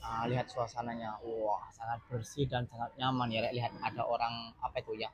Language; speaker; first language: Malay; non-native, local second language; Javanese